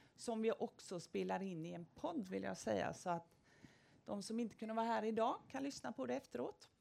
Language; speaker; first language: Swedish; native; Swedish